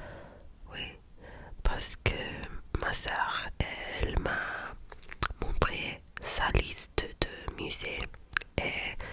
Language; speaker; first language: French; non-native, learner; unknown